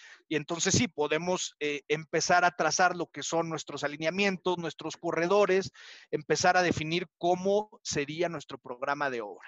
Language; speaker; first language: Spanish; native; Spanish